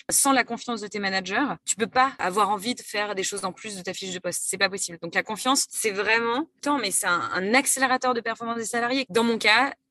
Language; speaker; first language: French; native; French